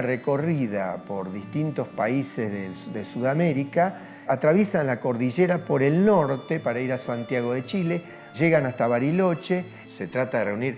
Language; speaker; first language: Spanish; native; Spanish